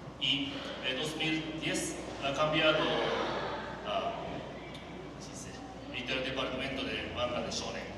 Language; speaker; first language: Spanish; non-native, learner; Japanese